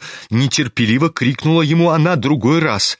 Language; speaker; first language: Russian; native; Russian